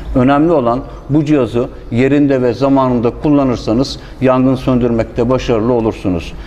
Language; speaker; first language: Turkish; native; Turkish